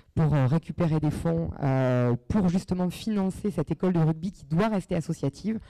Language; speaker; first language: French; native; French